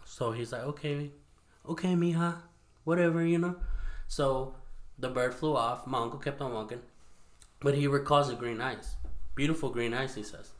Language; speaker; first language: English; early bilingual, other home language; Spanish